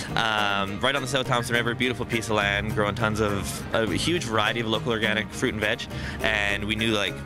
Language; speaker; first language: English; native; English